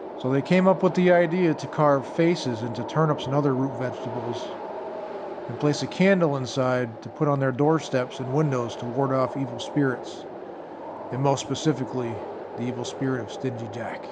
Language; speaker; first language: English; native; English